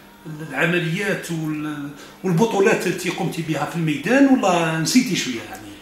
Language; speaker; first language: Arabic; native; Arabic